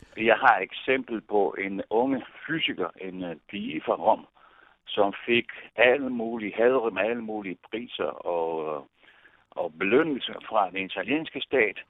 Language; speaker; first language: Danish; non-native, fluent; Italian